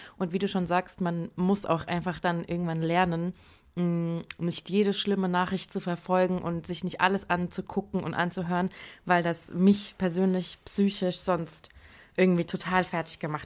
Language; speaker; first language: German; early bilingual, other home language; Persian